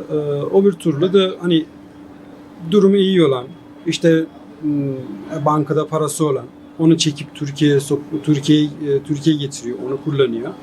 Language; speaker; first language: Turkish; non-native, fluent; Persian